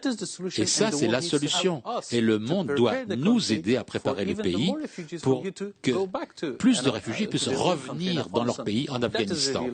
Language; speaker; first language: French; non-native, fluent; Persian